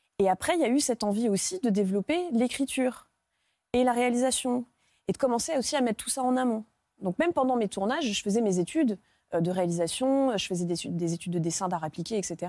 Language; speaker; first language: French; native; French